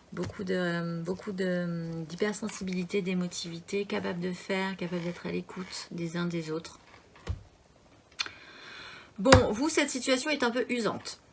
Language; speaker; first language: French; native; French